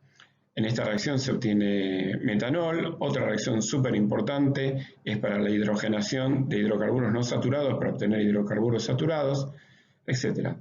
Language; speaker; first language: Spanish; native; Spanish